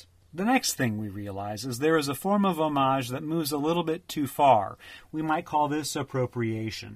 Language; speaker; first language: English; native; English